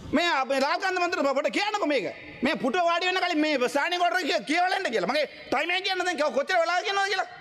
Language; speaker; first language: Sinhala; non-native, local second language; Tamil